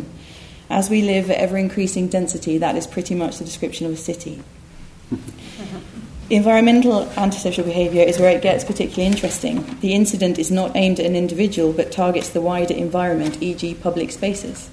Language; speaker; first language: English; native; English